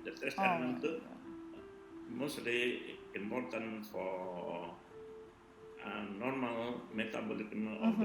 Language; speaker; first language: English; non-native, learner; Indonesian